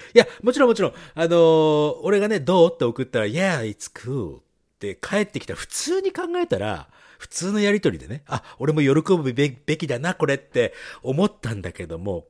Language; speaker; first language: Japanese; native; Japanese